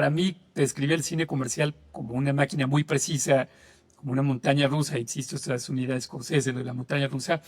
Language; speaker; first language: Spanish; native; Spanish